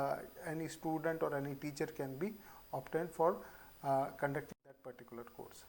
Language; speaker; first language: English; non-native, local second language; Hindi